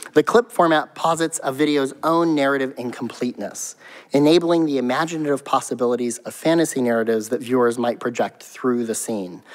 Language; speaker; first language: English; native; English